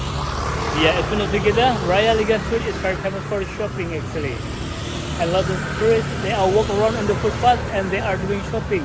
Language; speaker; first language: English; non-native, fluent; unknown